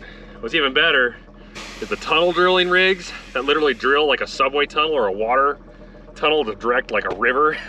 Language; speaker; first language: English; native; English